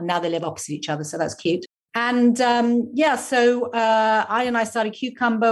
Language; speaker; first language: English; native; English